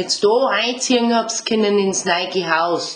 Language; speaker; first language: German; native; German